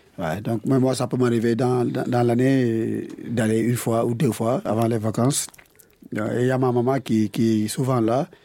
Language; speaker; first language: French; non-native, local second language; Wolof